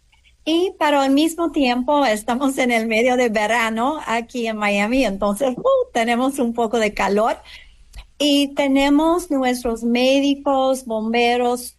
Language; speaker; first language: Spanish; non-native, fluent; English